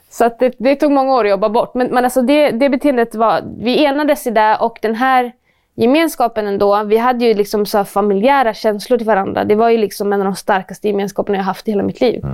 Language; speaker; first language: Swedish; native; Swedish